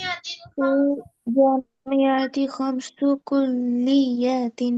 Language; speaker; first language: Arabic; non-native, learner; Bangla